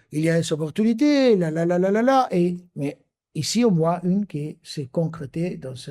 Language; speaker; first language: French; non-native, fluent; Spanish